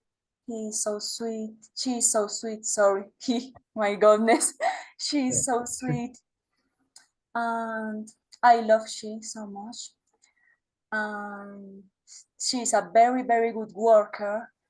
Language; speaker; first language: English; non-native, learner; Spanish